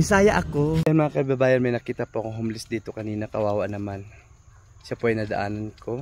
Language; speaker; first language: Filipino; non-native, local second language; Cebuano